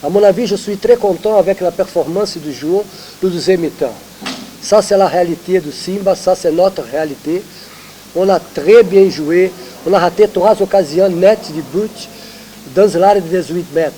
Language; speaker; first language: French; non-native, learner; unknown